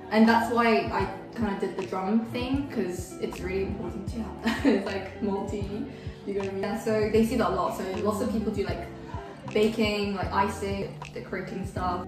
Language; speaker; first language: English; early bilingual, other home language; Korean